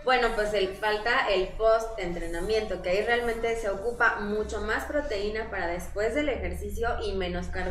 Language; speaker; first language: Spanish; native; Spanish